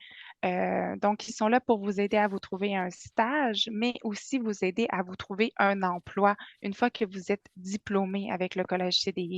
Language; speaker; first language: French; native; French